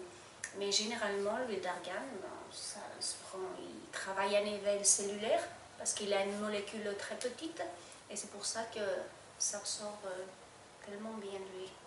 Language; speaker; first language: French; non-native, fluent; Spanish